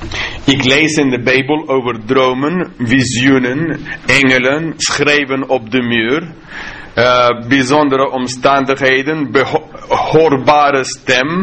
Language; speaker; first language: Dutch; non-native, fluent; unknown